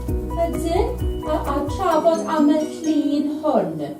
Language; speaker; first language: Welsh; non-native, learner; English